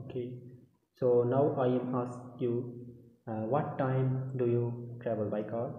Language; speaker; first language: English; non-native, learner; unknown